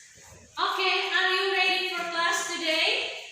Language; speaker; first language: English; non-native, learner; Indonesian